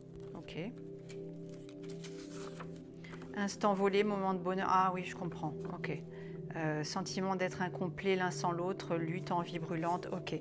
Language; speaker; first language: French; native; French